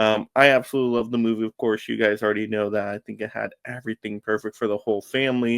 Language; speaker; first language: English; native; English